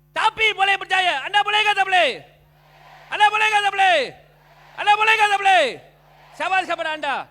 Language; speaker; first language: Malay; non-native, local second language; Tamil